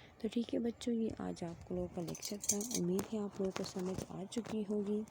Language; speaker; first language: Urdu; non-native, local second language; Pashto